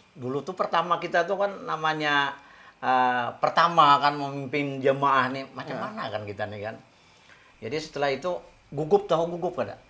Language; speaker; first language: Malay; non-native, local second language; Banjar